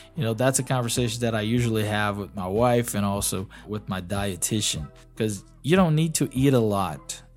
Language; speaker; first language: English; non-native, fluent; Portuguese